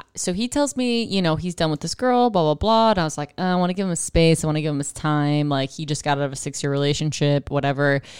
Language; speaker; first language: English; native; English